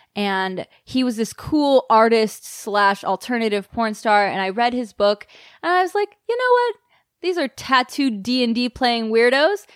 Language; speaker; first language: English; native; English